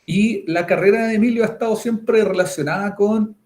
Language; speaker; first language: Spanish; native; Spanish